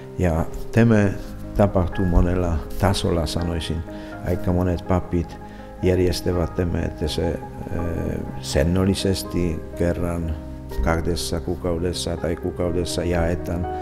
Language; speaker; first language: Finnish; non-native, fluent; Polish